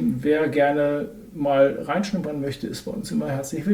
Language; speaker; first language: German; native; German